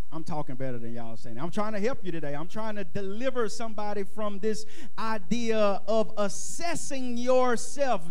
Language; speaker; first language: English; native; English